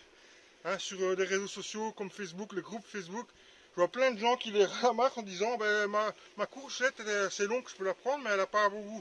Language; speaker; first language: French; native; French